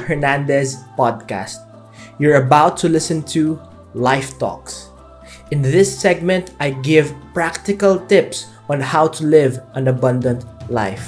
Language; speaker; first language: English; non-native, local second language; Filipino